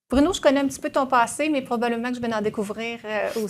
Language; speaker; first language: French; native; French